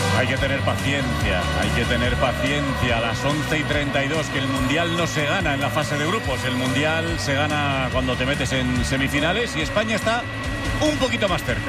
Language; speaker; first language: Spanish; native; Spanish